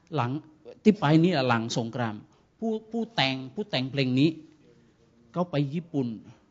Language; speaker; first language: Thai; non-native, fluent; Indonesian